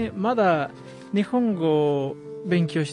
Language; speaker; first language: Japanese; non-native, learner; Spanish